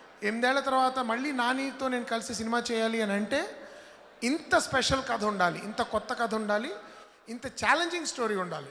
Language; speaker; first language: Telugu; native; Telugu